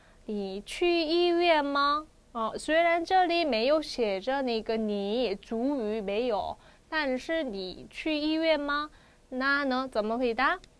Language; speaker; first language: Chinese; non-native, fluent; Korean